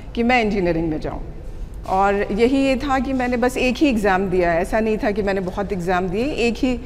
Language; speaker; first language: Hindi; native; Hindi